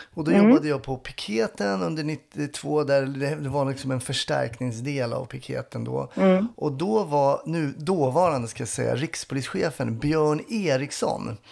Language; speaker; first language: Swedish; native; Swedish